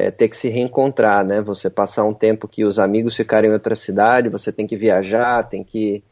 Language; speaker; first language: Portuguese; native; Portuguese